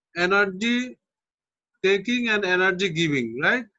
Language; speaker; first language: English; non-native, local second language; Bangla